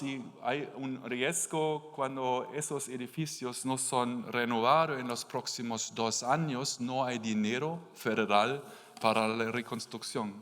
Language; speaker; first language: Spanish; non-native, learner; German